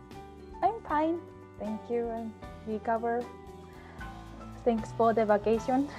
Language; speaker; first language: English; non-native, fluent; Japanese